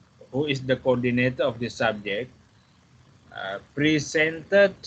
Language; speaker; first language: English; non-native, fluent; Malay